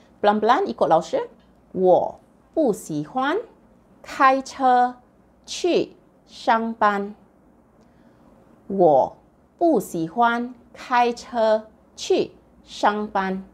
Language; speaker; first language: Chinese; non-native, local second language; Malay